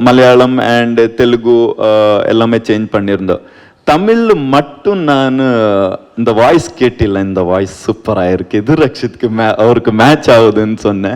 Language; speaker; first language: Tamil; non-native, learner; Kannada